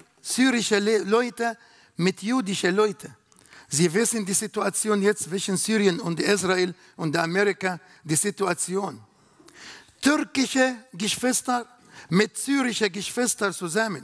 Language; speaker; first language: German; non-native, learner; Arabic